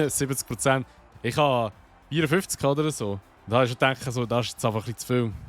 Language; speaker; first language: German; native; German